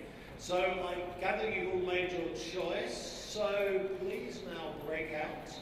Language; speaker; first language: English; native; English